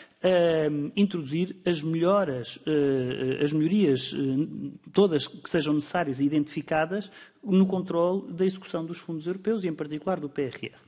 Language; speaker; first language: Portuguese; native; Portuguese